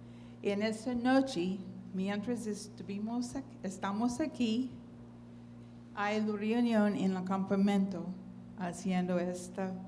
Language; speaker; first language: Spanish; non-native, fluent; English